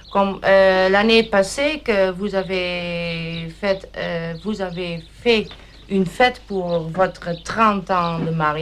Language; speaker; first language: French; non-native, fluent; German